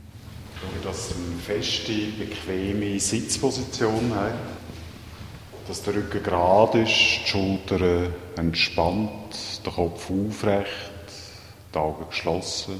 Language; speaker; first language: German; native; German